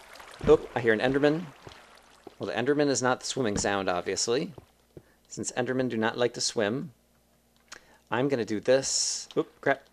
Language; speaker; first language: English; native; English